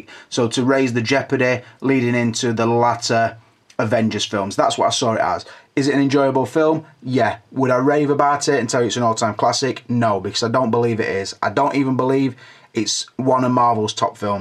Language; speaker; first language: English; native; English